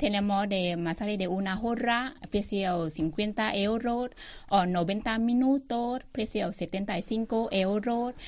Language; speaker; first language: Spanish; non-native, learner; Thai